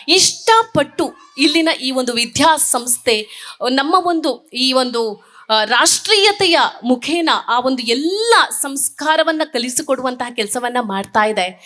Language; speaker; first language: Kannada; non-native, local second language; Tulu